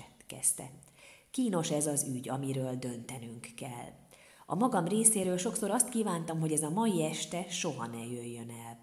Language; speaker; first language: Hungarian; native; Hungarian